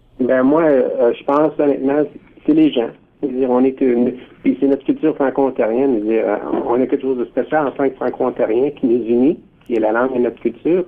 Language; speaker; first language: French; native; French